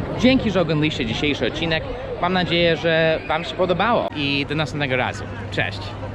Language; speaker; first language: Polish; non-native, fluent; English